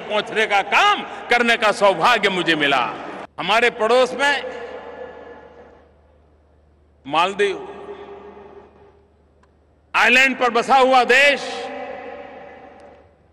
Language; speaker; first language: Hindi; non-native, local second language; Gujarati